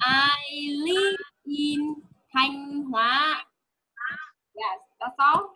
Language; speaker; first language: English; non-native, fluent; Vietnamese